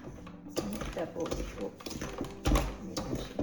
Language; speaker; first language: French; non-native, fluent; Japanese